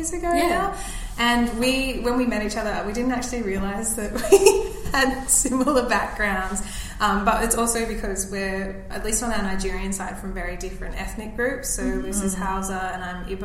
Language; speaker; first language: English; native; English